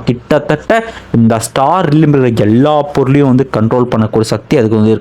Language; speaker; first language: Tamil; native; Tamil